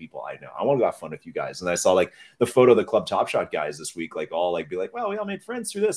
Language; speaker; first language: English; non-native, fluent; French